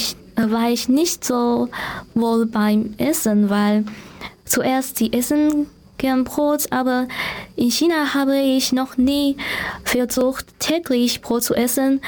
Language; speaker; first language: German; non-native, learner; Chinese